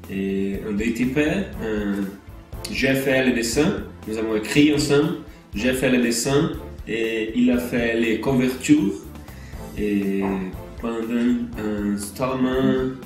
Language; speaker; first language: French; non-native, learner; Portuguese